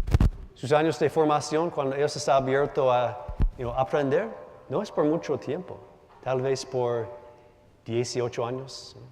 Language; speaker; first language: Spanish; non-native, learner; English